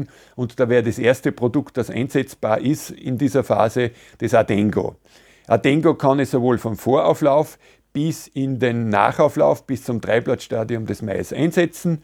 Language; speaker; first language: German; native; German